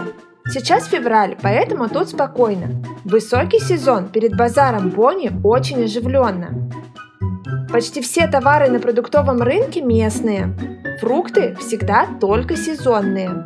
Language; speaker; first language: Russian; native; Russian